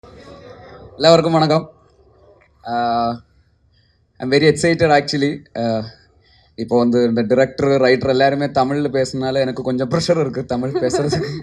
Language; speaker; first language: Tamil; non-native, learner; Malayalam